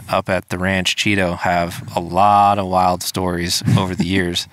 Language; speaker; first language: English; native; English